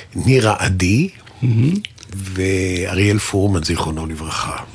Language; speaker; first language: Hebrew; native; Hebrew